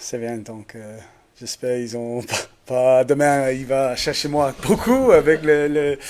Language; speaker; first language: French; non-native, learner; English